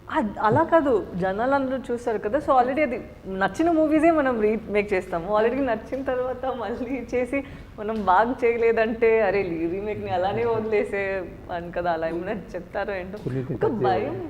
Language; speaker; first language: Telugu; non-native, fluent; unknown